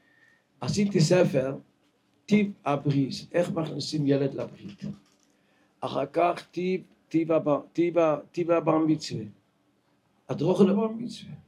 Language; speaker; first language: Hebrew; non-native, local second language; Yiddish